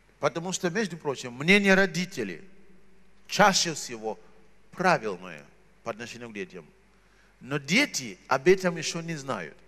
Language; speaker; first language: Russian; non-native, fluent; Shona